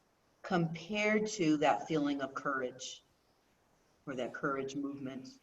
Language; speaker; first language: English; native; English